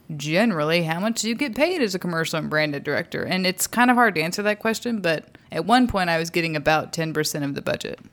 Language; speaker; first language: English; native; English